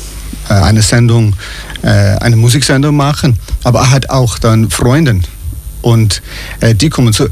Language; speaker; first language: German; non-native, fluent; English